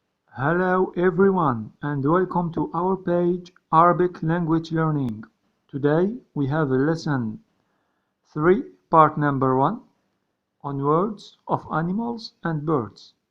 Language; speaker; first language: English; non-native, learner; Arabic